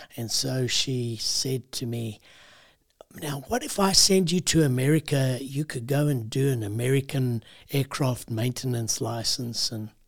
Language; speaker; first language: English; native; English